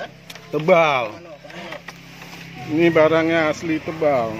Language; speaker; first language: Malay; non-native, local second language; Achinese